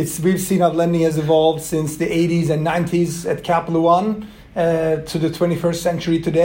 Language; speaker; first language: English; non-native, fluent; Swedish